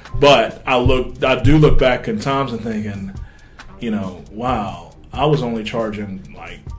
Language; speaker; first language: English; native; English